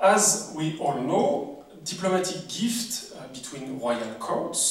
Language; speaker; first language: English; non-native, fluent; French